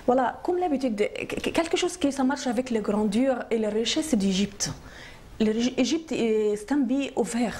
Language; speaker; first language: French; non-native, learner; Arabic